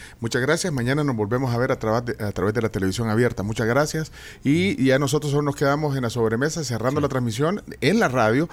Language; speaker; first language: Spanish; native; Spanish